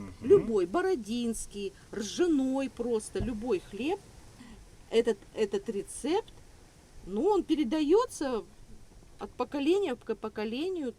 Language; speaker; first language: Russian; native; Russian